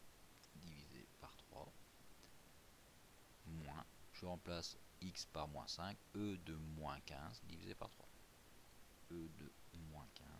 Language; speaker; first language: French; native; French